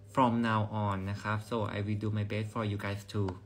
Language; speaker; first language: English; non-native, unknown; Thai